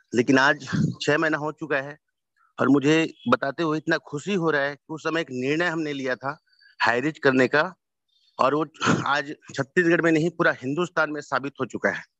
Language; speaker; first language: Hindi; native; Hindi